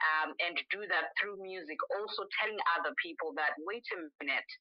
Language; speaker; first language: English; non-native, local second language; Shona